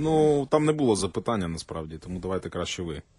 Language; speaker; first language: Ukrainian; native; Ukrainian